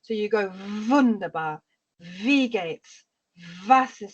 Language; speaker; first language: German; non-native, fluent; English